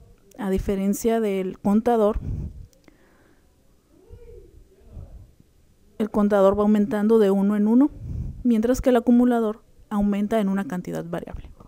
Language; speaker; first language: Spanish; native; Spanish